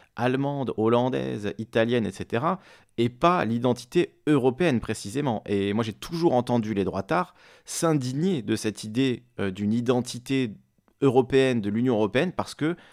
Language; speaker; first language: French; native; French